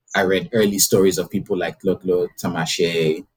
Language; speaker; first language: English; non-native, local second language; Yoruba